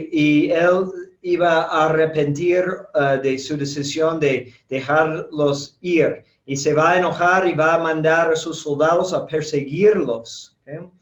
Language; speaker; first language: Spanish; non-native, fluent; English